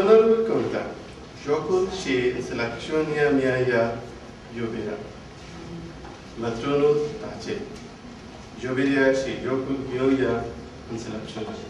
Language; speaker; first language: Romanian; non-native, learner; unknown